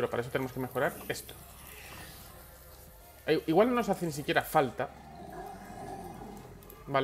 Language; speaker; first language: Spanish; native; Spanish